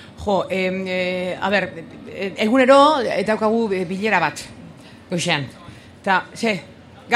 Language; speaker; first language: Basque; non-native, local second language; Spanish